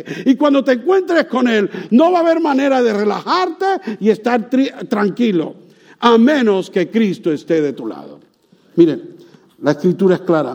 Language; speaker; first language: Spanish; native; Spanish